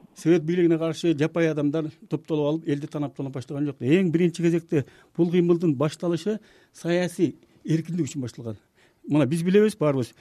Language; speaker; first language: Kyrgyz; native; Kyrgyz